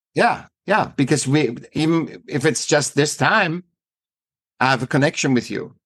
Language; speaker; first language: English; non-native, fluent; German